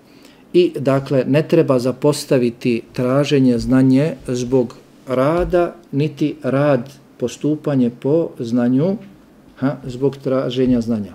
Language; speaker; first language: Serbian; native; Serbian